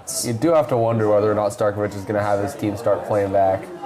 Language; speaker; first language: English; native; English